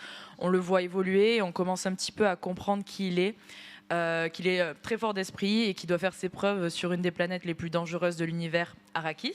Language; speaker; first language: French; native; French